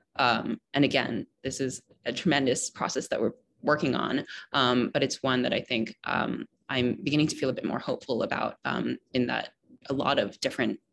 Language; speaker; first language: English; native; English